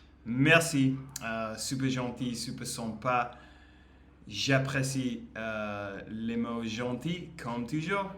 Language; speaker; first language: French; non-native, learner; English